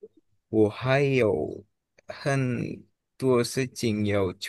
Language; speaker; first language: Chinese; non-native, learner; Indonesian